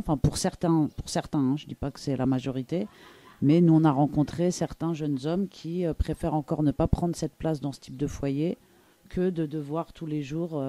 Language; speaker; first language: French; native; French